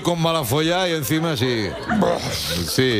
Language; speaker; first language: Spanish; native; Spanish